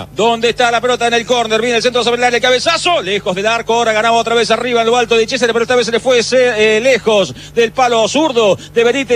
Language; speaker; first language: Spanish; native; Spanish